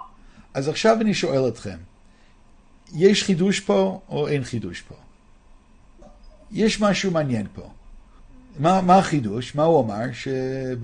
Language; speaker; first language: Hebrew; non-native, fluent; English